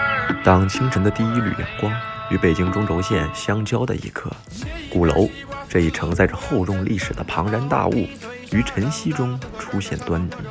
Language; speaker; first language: Chinese; native; Chinese